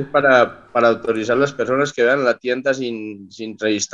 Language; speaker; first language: Spanish; native; Spanish